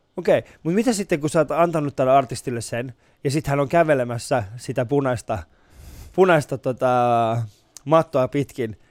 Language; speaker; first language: Finnish; early bilingual, other home language; Persian